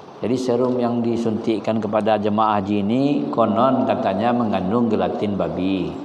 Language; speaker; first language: Malay; non-native, local second language; Minangkabau